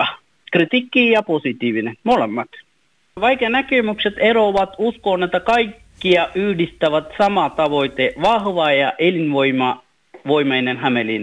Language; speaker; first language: Finnish; non-native, fluent; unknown